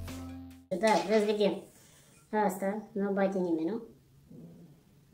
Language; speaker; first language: Romanian; non-native, learner; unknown